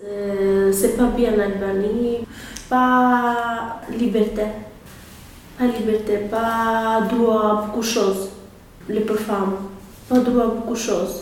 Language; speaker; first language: French; non-native, learner; Albanian